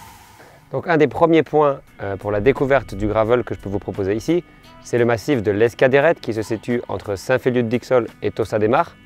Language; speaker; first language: French; native; French